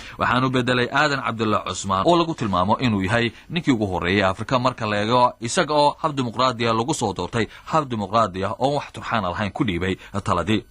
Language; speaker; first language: Somali; native; Somali